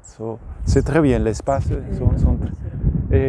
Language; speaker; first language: French; non-native, learner; Spanish